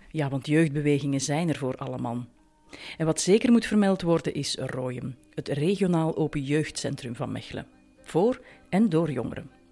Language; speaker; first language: Dutch; native; Dutch